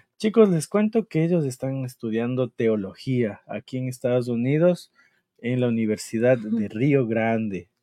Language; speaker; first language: Spanish; native; Spanish